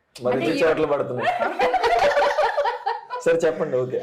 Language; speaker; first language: Telugu; native; Telugu